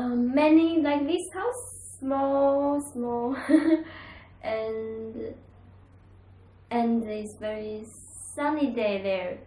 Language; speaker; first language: English; non-native, learner; Chinese